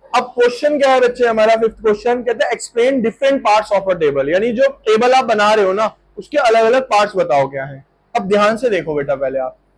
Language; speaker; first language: Hindi; native; Hindi